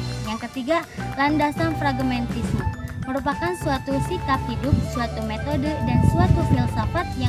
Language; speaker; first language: Indonesian; native; Indonesian